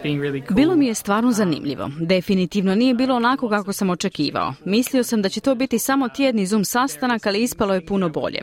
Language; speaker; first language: Serbian; native; Serbian